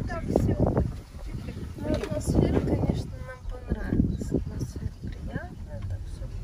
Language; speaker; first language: Russian; native; Russian